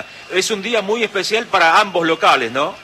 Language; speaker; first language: Spanish; native; Spanish